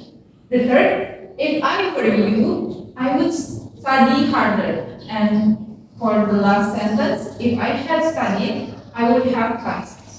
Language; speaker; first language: English; non-native, fluent; Indonesian